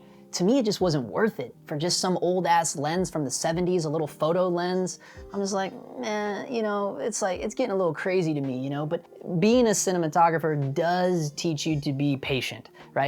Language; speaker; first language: English; native; English